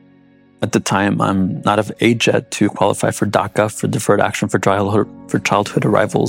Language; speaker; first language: English; native; English